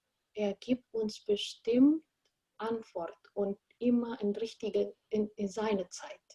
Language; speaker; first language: German; non-native, fluent; Indonesian